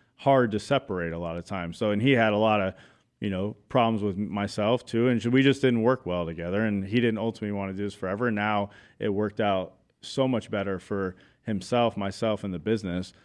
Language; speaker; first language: English; native; English